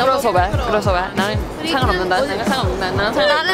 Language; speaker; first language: Korean; early bilingual, heritage; English